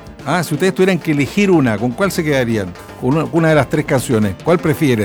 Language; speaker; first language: Spanish; native; Spanish